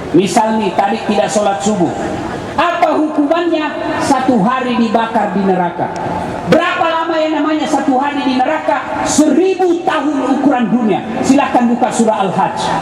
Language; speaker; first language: Indonesian; non-native, local second language; Buginese